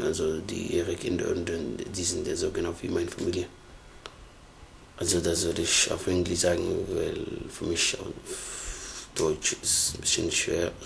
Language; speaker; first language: German; non-native, learner; Somali